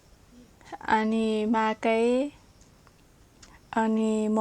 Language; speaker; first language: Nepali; non-native, local second language; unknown